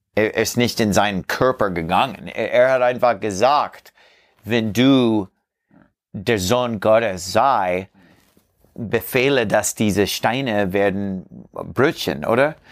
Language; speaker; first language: German; non-native, learner; English